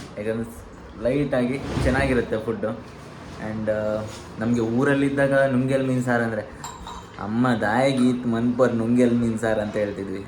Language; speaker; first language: Kannada; non-native, local second language; Tulu